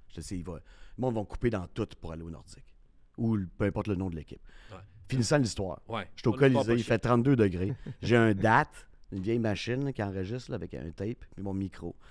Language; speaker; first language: French; native; French